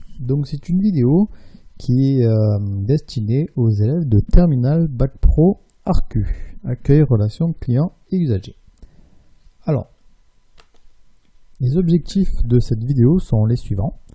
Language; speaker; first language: French; native; French